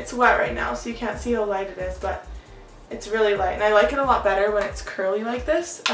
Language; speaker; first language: English; native; English